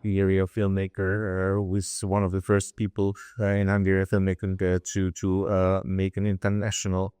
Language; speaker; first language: English; non-native, fluent; Hungarian